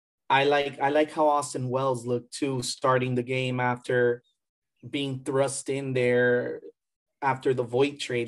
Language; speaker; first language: English; early bilingual, other home language; Spanish